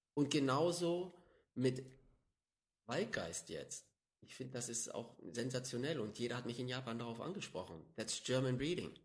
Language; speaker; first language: German; native; German